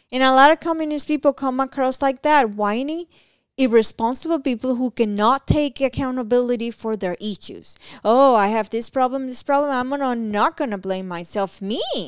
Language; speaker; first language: English; non-native, fluent; Spanish